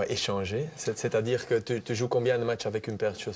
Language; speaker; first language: French; non-native, local second language; Dutch